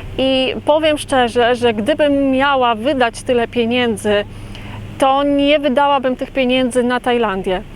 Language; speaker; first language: Polish; native; Polish